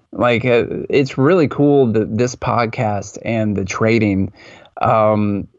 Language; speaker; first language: English; native; English